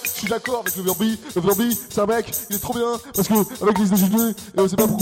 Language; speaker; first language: French; native; French